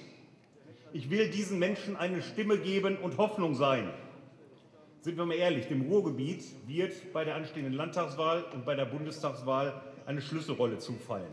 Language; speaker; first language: German; native; German